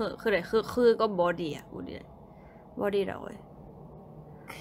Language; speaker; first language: Korean; non-native, fluent; Chinese